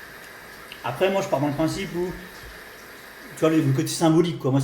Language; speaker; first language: French; native; French